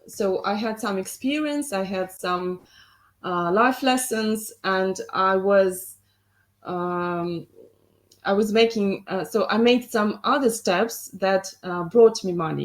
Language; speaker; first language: English; non-native, fluent; Russian